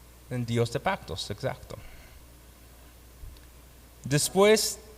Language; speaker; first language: Spanish; non-native, fluent; English